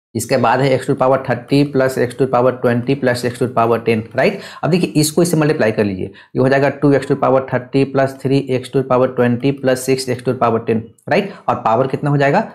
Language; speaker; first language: Hindi; native; Hindi